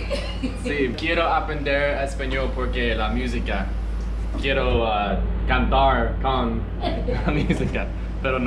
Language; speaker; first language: Spanish; non-native, learner; English